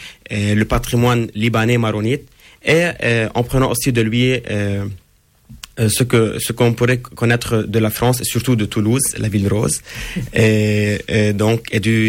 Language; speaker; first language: French; non-native, local second language; Arabic